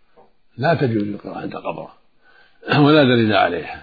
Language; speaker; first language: Arabic; native; Arabic